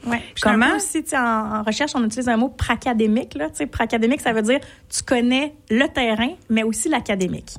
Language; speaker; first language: French; native; French